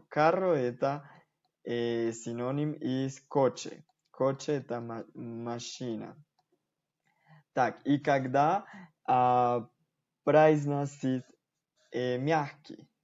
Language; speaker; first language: Russian; non-native, fluent; Spanish